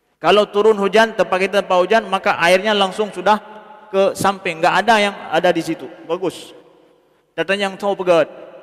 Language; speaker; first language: Malay; non-native, local second language; Achinese